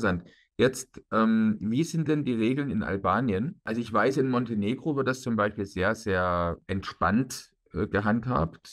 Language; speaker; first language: German; native; German